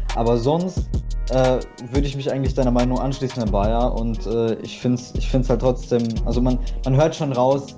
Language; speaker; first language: German; early bilingual, other home language; English